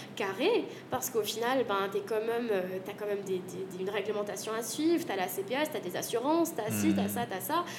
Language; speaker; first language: French; native; French